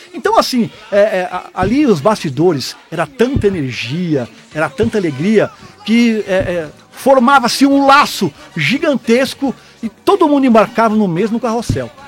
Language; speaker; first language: Portuguese; native; Portuguese